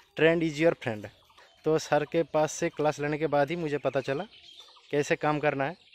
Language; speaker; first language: Hindi; non-native, local second language; Bangla